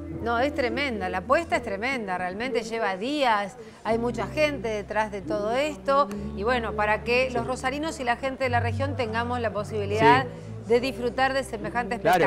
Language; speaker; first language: Spanish; native; Spanish